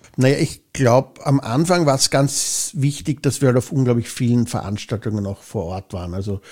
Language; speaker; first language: German; native; German